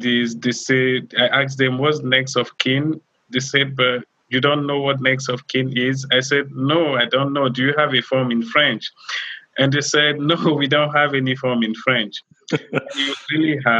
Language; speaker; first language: English; non-native, local second language; French